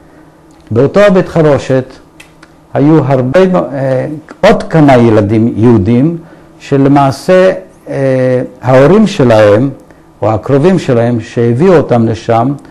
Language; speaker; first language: Hebrew; early bilingual, other home language; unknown